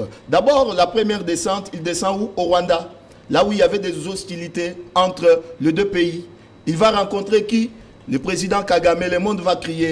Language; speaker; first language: French; non-native, local second language; Lingala